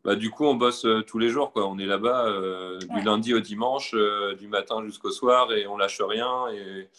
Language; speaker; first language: French; native; French